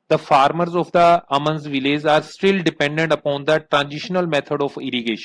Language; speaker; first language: English; non-native, local second language; Punjabi